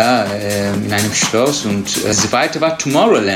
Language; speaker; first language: German; non-native, learner; Turkish